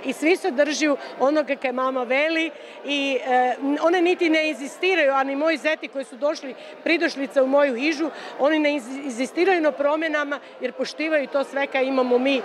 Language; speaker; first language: Croatian; native; Croatian